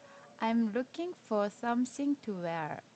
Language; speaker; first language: English; non-native, learner; Korean